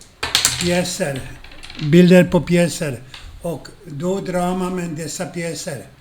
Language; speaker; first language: Swedish; non-native, fluent; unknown